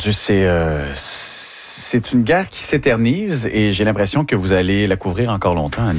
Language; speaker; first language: French; native; French